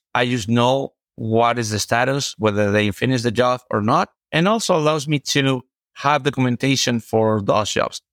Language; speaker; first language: English; non-native, fluent; Spanish